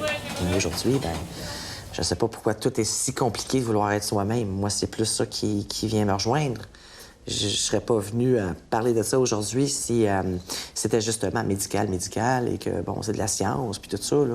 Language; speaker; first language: French; native; French